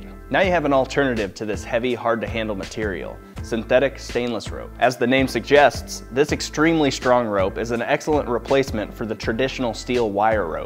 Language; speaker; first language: English; native; English